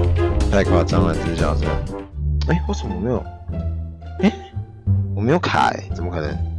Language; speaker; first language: Chinese; native; Chinese